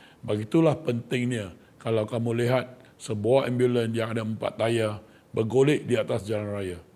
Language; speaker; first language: Malay; non-native, local second language; Chinese